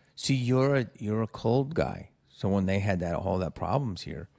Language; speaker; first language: English; native; English